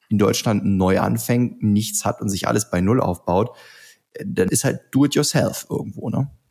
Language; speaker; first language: German; native; German